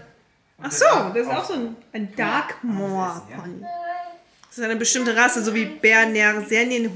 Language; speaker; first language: German; native; German